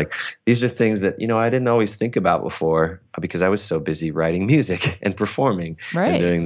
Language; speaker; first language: English; native; English